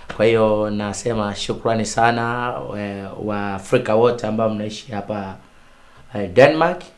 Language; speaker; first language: Swahili; native; Swahili